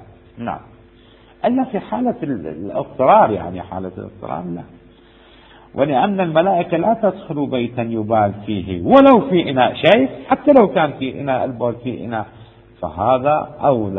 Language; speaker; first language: Arabic; native; Arabic